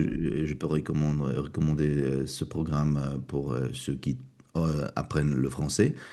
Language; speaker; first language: French; non-native, fluent; Russian